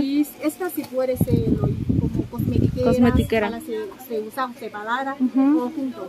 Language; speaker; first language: Spanish; non-native, learner; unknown